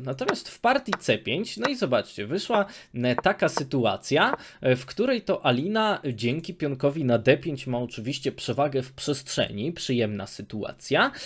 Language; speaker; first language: Polish; native; Polish